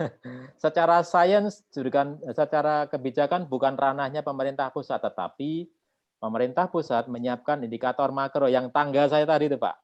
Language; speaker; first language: Indonesian; native; Indonesian